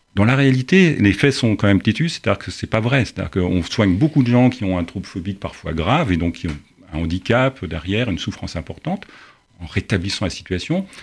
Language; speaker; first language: French; native; French